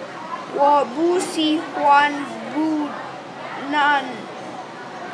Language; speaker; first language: Chinese; non-native, learner; English